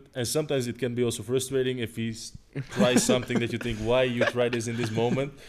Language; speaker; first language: English; non-native, fluent; Dutch